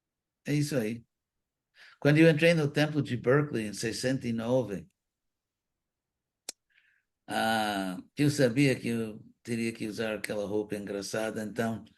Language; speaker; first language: Portuguese; non-native, fluent; English